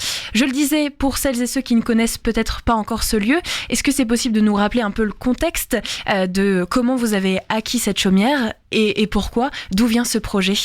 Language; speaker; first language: French; native; French